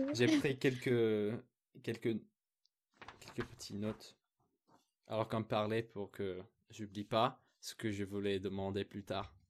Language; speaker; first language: French; non-native, fluent; English